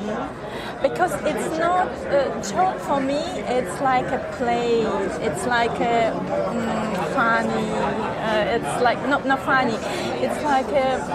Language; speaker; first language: English; non-native, learner; Russian